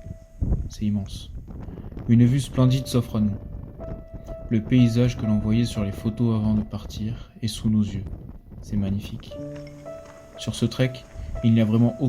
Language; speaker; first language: French; native; French